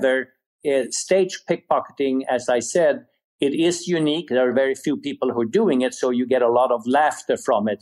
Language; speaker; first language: English; non-native, fluent; Swedish